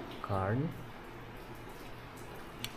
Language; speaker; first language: Portuguese; non-native, learner; Indonesian